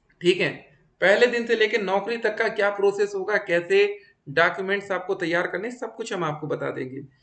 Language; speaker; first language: Hindi; native; Hindi